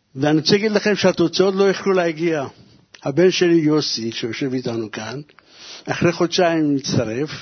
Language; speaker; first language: Hebrew; early bilingual, other home language; Persian